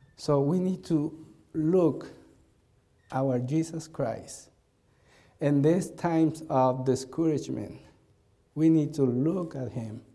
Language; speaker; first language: English; non-native, learner; Spanish